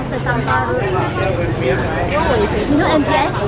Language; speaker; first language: English; non-native, local second language; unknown